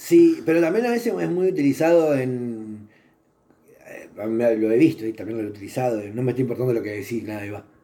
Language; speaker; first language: Spanish; native; Spanish